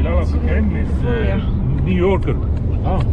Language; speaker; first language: English; non-native, learner; Turkish